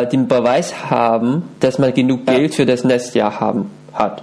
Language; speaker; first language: German; non-native, fluent; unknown